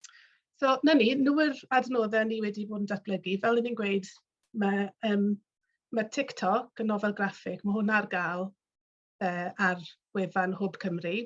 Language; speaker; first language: Welsh; native; Welsh